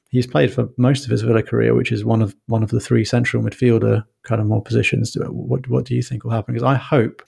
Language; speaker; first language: English; native; English